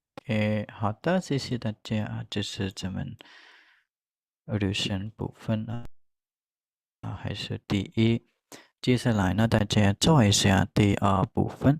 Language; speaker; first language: Chinese; non-native, fluent; Khmer